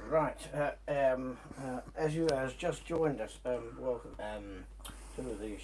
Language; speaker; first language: English; native; English